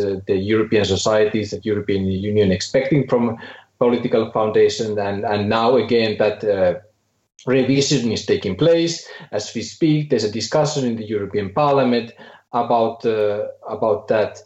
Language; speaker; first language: English; non-native, fluent; Finnish